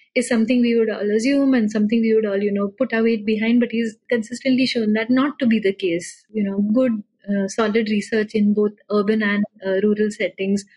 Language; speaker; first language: English; non-native, local second language; Marathi